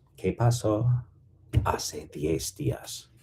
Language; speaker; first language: Spanish; non-native, fluent; English